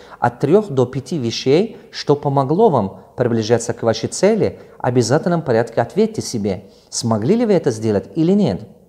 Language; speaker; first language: Russian; non-native, local second language; Tajik